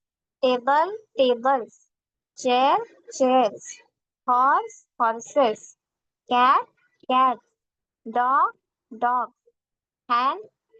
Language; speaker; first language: English; non-native, learner; Hindi